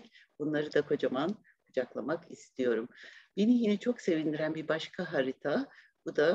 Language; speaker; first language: Turkish; native; Turkish